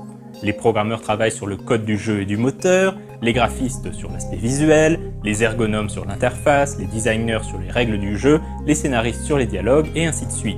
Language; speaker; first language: French; native; French